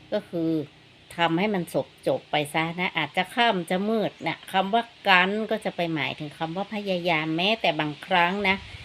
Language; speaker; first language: Thai; native; Thai